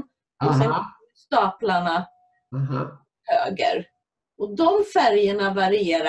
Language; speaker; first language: Swedish; native; Swedish